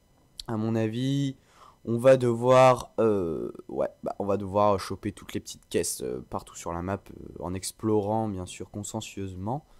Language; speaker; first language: French; native; French